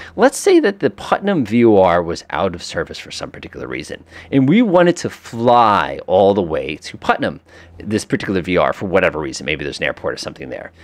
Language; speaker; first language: English; native; English